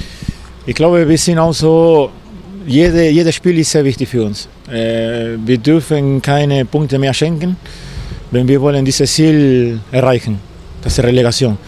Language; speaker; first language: German; non-native, learner; Spanish